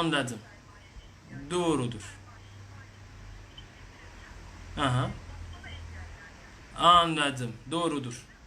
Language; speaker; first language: Turkish; non-native, learner; French